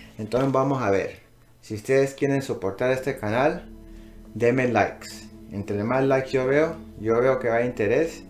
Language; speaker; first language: Spanish; early bilingual, heritage; English